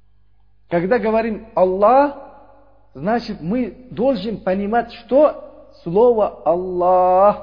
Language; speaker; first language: Russian; non-native, learner; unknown